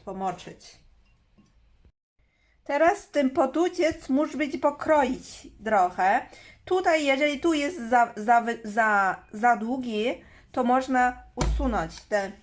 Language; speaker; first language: Polish; non-native, learner; Chinese